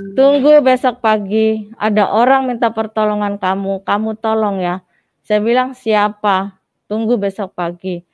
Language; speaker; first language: Indonesian; native; Indonesian